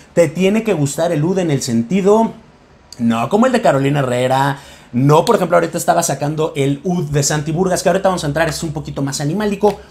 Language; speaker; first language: Spanish; native; Spanish